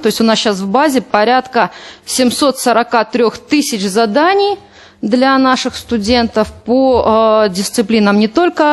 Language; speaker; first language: Russian; native; Russian